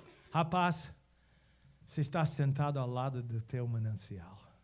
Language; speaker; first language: Portuguese; non-native, fluent; English